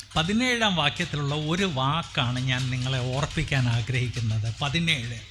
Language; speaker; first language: Malayalam; non-native, local second language; Hindi